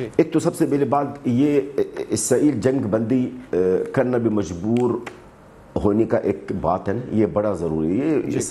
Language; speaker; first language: Urdu; non-native, fluent; Arabic